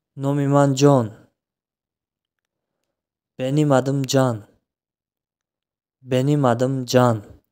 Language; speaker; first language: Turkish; non-native, fluent; Tajik